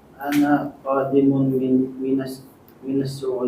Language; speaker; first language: Arabic; non-native, learner; Filipino